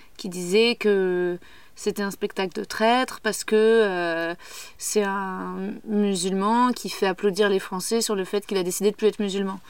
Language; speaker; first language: French; native; French